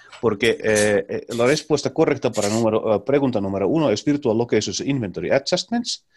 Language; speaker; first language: Spanish; non-native, learner; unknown